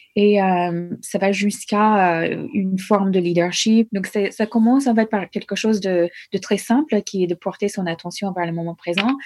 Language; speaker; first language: French; non-native, fluent; English